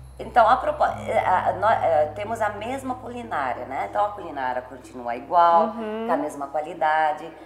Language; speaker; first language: Portuguese; early bilingual, other home language; Arabic